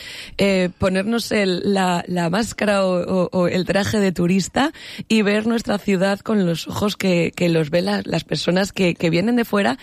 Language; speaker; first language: Spanish; native; Spanish